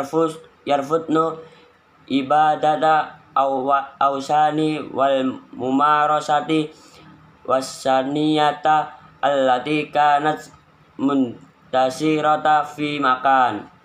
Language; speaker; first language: Arabic; non-native, learner; Indonesian